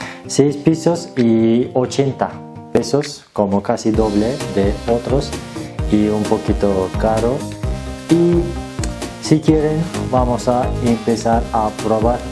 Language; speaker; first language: Spanish; non-native, learner; Turkish